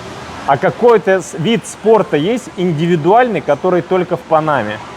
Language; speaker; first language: Russian; native; Russian